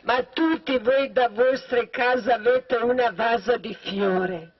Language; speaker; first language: Italian; non-native, learner; Croatian